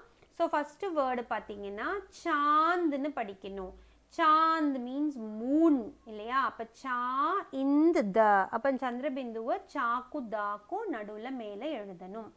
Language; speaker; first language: Tamil; native; Tamil